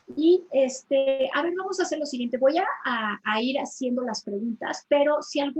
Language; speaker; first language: Spanish; native; Spanish